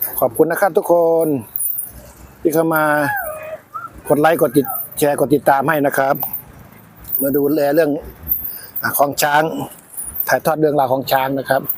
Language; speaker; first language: Thai; native; Thai